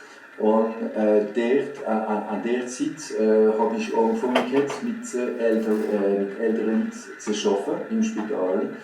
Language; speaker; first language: German; non-native, fluent; French